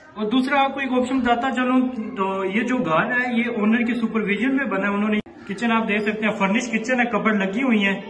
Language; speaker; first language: Urdu; non-native, local second language; Punjabi